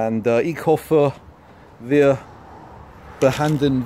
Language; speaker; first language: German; non-native, learner; English